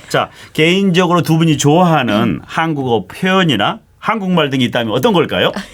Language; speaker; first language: Korean; native; Korean